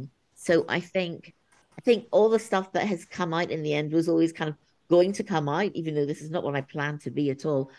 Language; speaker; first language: English; native; English